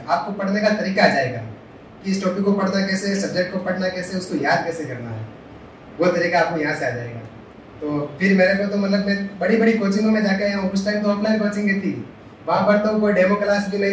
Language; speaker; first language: Hindi; non-native, local second language; Marwari